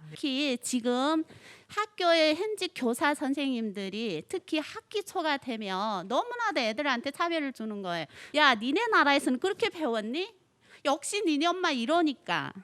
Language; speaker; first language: Korean; non-native, fluent; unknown